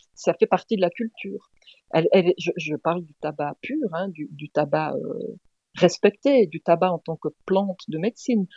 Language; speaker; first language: French; native; French